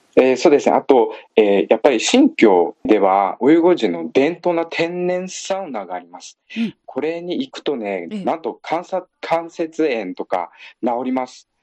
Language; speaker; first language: Japanese; non-native, fluent; Uyghur